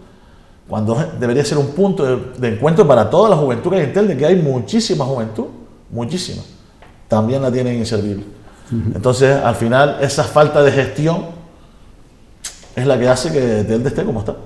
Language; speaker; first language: Spanish; native; Spanish